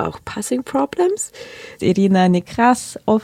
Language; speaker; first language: German; early bilingual, other home language; Russian